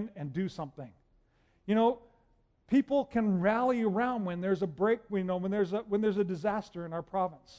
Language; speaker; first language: English; native; English